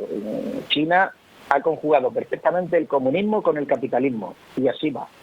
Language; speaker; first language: Spanish; native; Spanish